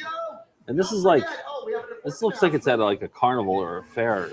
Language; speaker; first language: English; native; English